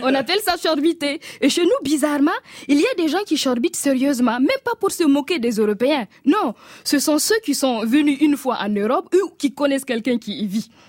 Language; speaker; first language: French; non-native, local second language; Mossi